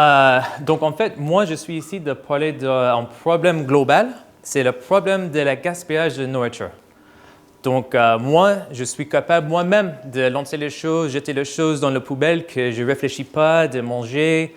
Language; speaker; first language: French; non-native, fluent; English